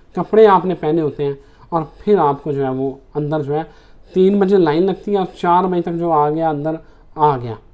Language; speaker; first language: Urdu; native; Urdu